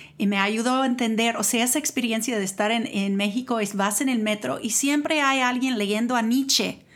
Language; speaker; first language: Spanish; non-native, fluent; English